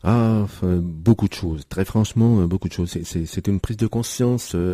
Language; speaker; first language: French; native; French